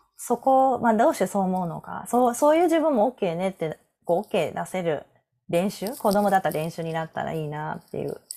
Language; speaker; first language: Japanese; native; Japanese